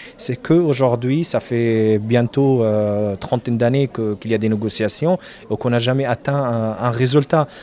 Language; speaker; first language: French; non-native, fluent; Arabic